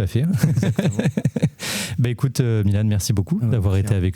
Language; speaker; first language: French; native; French